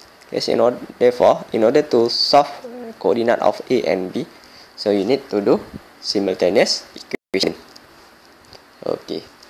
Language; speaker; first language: English; non-native, local second language; Malay